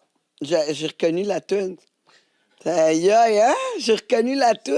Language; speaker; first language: French; native; French